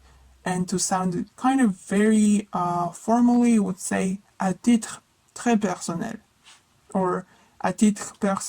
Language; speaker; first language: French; non-native, fluent; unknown